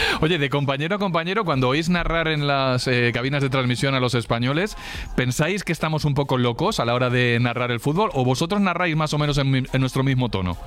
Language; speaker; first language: Spanish; native; Spanish